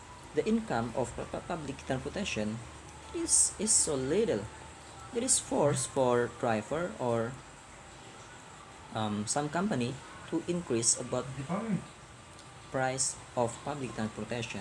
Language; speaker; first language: English; non-native, learner; Indonesian